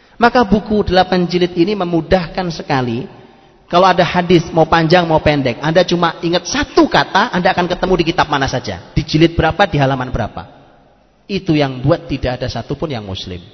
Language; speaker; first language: Indonesian; non-native, local second language; Javanese